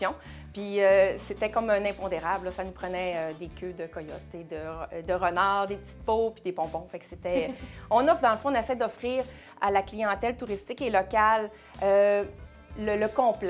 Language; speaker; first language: French; native; French